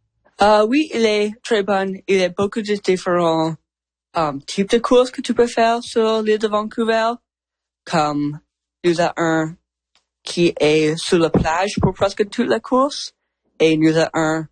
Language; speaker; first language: French; non-native, learner; English